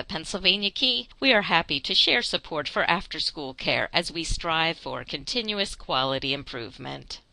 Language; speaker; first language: English; native; English